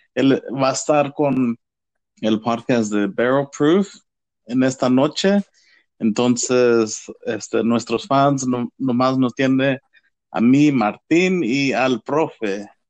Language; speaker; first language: Spanish; early bilingual, heritage; Spanish